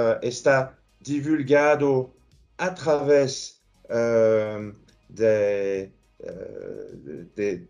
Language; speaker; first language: Portuguese; non-native, fluent; French